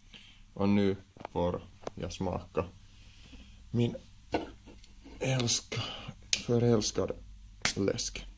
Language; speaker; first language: Swedish; non-native, fluent; Finnish